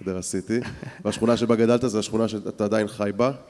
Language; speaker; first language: Hebrew; native; Hebrew